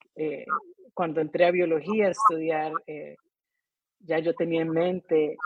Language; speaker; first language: Spanish; native; Spanish